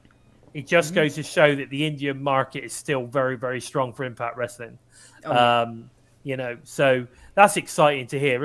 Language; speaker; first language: English; native; English